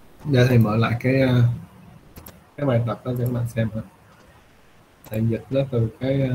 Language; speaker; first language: Vietnamese; native; Vietnamese